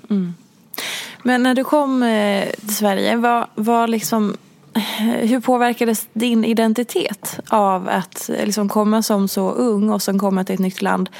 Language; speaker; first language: Swedish; native; Swedish